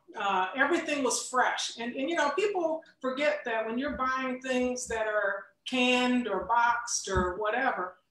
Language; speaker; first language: English; native; English